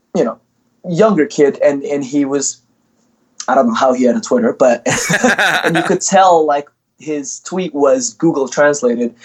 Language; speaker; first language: English; early bilingual, other home language; Indonesian